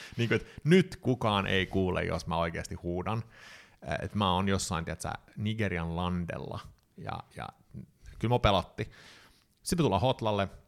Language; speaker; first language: Finnish; early bilingual, heritage; Finnish